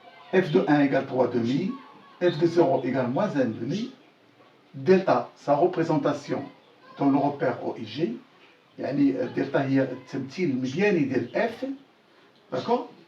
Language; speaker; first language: French; non-native, local second language; Arabic